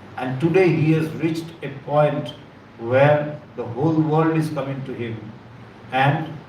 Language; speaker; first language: English; non-native, local second language; Bangla